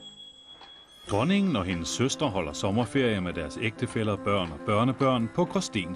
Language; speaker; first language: Danish; native; Danish